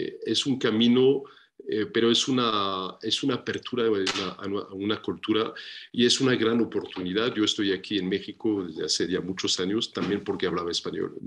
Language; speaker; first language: Spanish; non-native, fluent; French